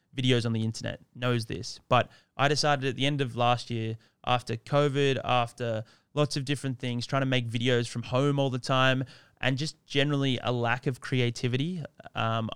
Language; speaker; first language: English; native; English